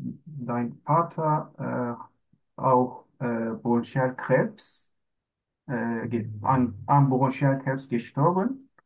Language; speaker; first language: German; non-native, learner; Turkish